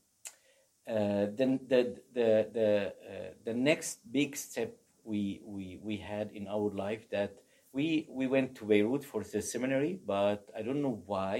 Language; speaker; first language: English; non-native, fluent; Arabic